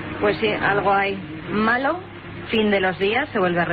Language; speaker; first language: Spanish; native; Spanish